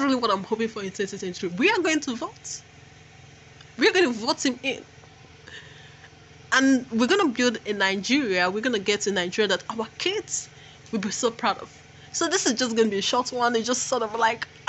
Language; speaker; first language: English; non-native, local second language; Igbo